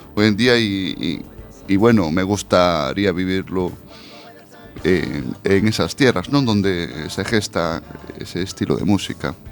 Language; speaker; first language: Spanish; native; Spanish